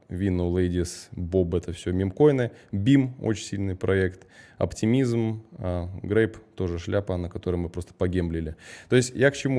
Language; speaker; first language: Russian; early bilingual, heritage; Russian